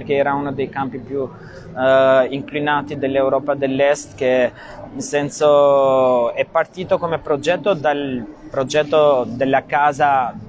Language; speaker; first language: Italian; non-native, fluent; Albanian